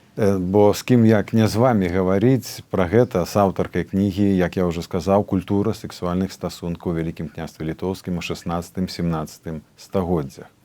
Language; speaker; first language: Belarusian; native; Belarusian